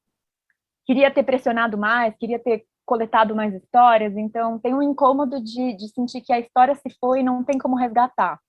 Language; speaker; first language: Portuguese; native; Portuguese